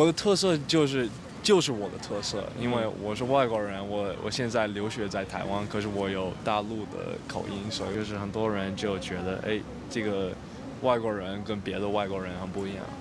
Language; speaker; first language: Chinese; non-native, fluent; English